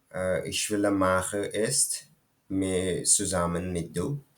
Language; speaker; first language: German; non-native, learner; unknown